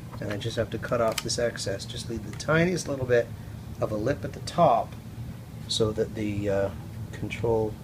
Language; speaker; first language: English; native; English